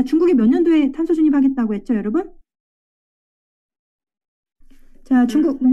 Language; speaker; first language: Korean; native; Korean